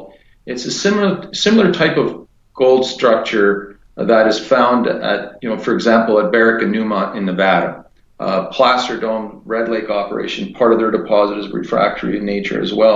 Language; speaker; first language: English; native; English